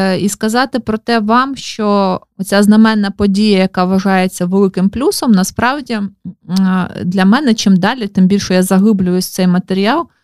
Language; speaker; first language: Ukrainian; non-native, local second language; Russian